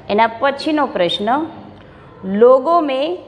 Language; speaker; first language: Hindi; non-native, local second language; Gujarati